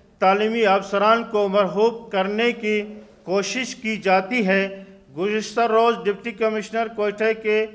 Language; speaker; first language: Urdu; non-native, local second language; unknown